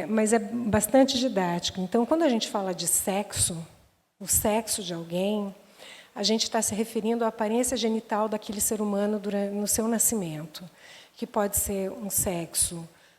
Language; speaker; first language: Portuguese; native; Portuguese